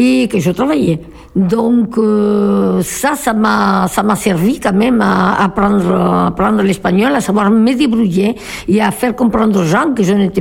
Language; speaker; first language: French; non-native, fluent; Spanish